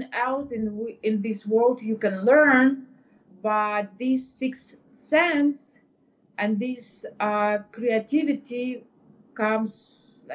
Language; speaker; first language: English; non-native, fluent; Ukrainian